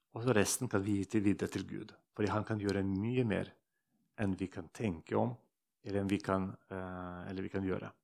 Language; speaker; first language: Norwegian; non-native, fluent; Russian